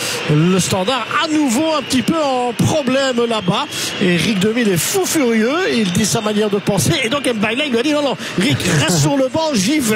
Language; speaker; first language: French; native; French